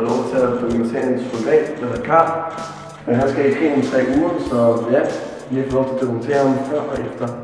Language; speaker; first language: Danish; native; Danish